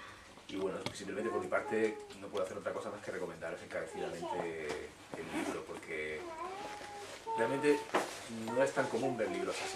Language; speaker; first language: Spanish; native; Spanish